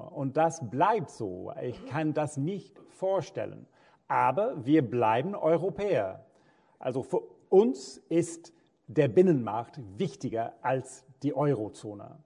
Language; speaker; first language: German; non-native, fluent; English